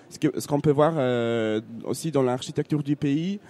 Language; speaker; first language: French; non-native, fluent; Polish